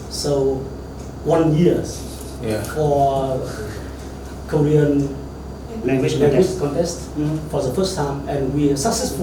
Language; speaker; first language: English; non-native, learner; Vietnamese